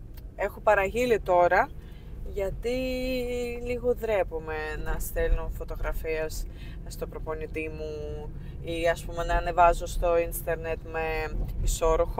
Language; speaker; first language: Greek; non-native, fluent; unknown